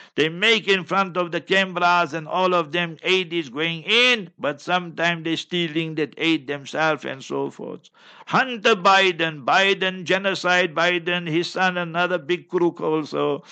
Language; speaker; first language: English; native; English